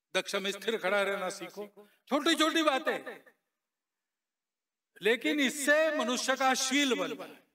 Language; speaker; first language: Hindi; non-native, local second language; Marathi